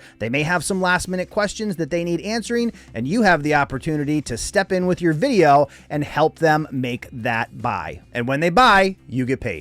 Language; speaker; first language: English; native; English